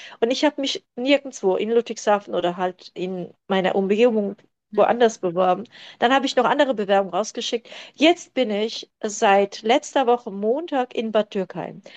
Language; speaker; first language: German; early bilingual, other home language; Turkish